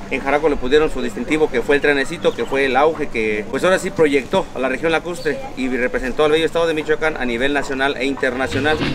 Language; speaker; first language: Spanish; non-native, local second language; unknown